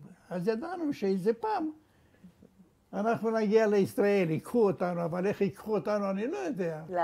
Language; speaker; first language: Hebrew; non-native, fluent; Romanian